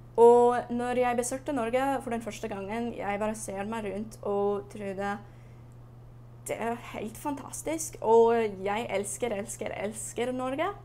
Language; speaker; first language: Norwegian; non-native, learner; English